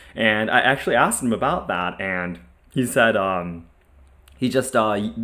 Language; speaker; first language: English; non-native, fluent; Japanese